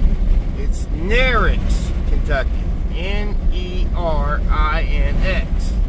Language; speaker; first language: English; native; English